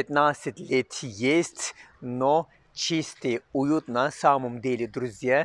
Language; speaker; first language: Russian; non-native, learner; Turkish